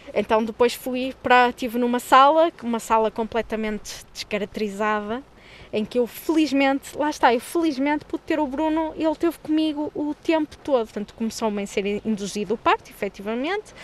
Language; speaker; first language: Portuguese; native; Portuguese